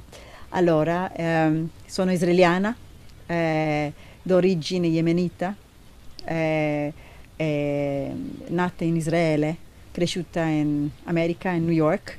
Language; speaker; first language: Italian; non-native, learner; Hebrew